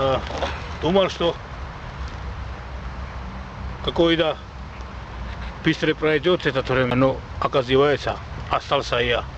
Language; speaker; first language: Russian; non-native, learner; Georgian